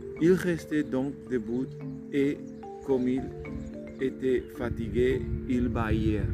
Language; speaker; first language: French; non-native, learner; Spanish